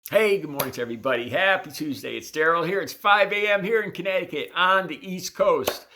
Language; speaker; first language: English; native; English